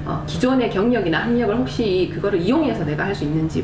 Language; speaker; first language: Korean; native; Korean